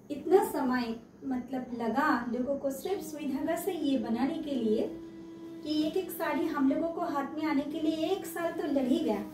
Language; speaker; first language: Hindi; non-native, local second language; Bangla